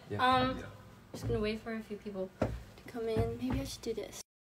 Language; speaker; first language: English; early bilingual, other home language; Korean